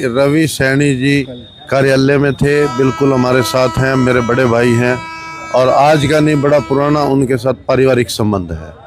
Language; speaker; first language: Hindi; native; Hindi